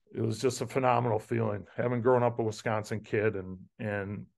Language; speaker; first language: English; native; English